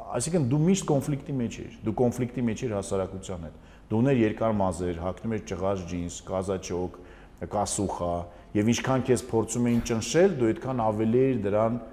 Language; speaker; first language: Armenian; native; Armenian